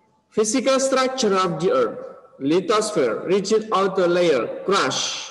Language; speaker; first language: English; non-native, learner; Indonesian